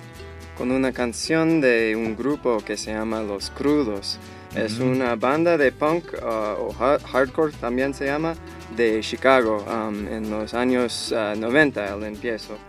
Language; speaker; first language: Spanish; non-native, fluent; English